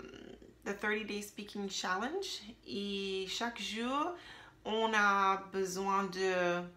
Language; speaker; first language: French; non-native, learner; English